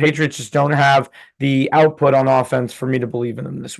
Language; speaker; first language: English; native; English